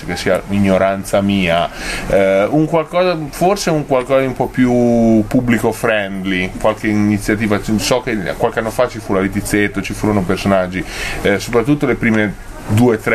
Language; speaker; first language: Italian; native; Italian